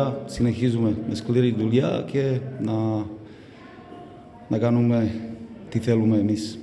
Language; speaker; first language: Greek; non-native, learner; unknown